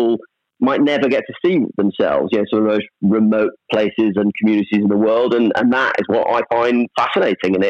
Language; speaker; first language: English; native; English